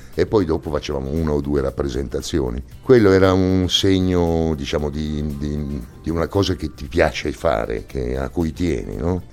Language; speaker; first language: Italian; early bilingual, heritage; Italian